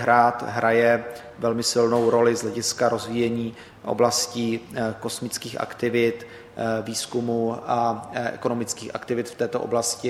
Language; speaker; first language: Czech; native; Czech